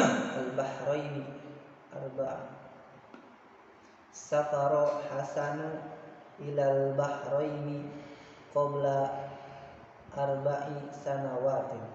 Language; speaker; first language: Arabic; non-native, learner; Indonesian